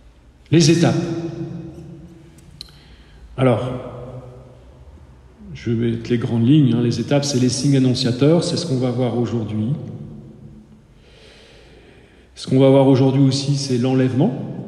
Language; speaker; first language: French; native; French